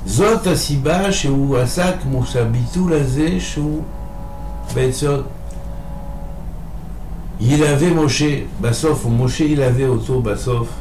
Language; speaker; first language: Hebrew; non-native, fluent; French